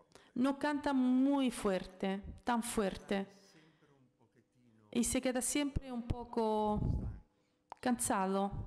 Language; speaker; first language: Spanish; non-native, fluent; Italian